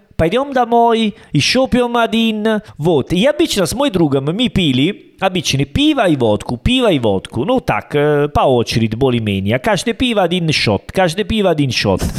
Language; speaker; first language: Russian; non-native, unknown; Italian